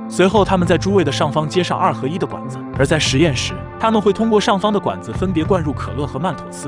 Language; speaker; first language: Chinese; native; Chinese